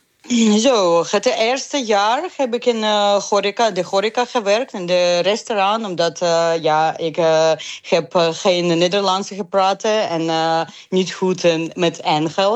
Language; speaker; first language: Dutch; non-native, learner; Ukrainian